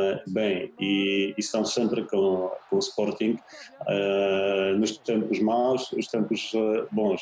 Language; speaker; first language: Portuguese; non-native, fluent; Polish